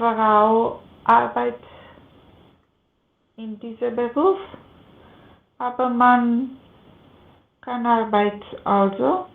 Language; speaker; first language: German; non-native, learner; Macedonian